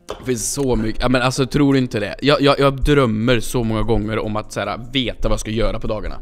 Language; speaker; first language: Swedish; native; Swedish